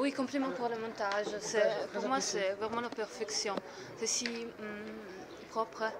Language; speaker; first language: French; non-native, learner; Italian